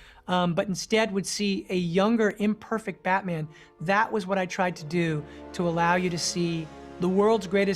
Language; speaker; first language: English; native; English